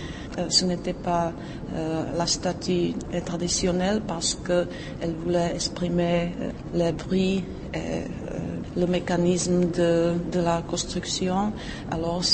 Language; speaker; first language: French; non-native, fluent; Czech